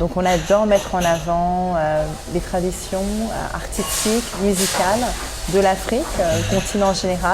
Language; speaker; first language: French; native; French